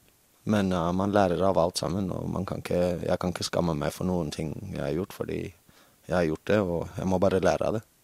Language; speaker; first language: Norwegian; non-native, fluent; English